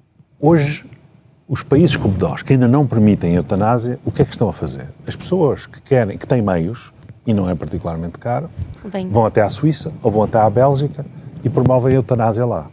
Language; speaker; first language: Portuguese; native; Portuguese